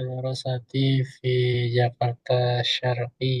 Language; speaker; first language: Arabic; non-native, learner; Indonesian